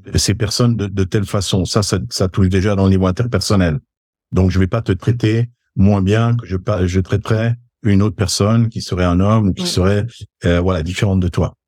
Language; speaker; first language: French; native; French